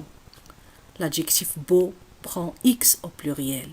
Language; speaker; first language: French; non-native, local second language; Arabic